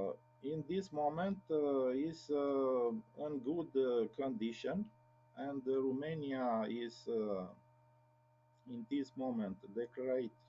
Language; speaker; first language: English; non-native, learner; Romanian